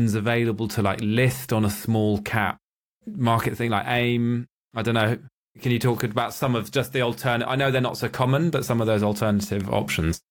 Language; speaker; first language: English; native; English